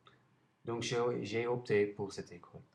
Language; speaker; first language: French; non-native, learner; Dutch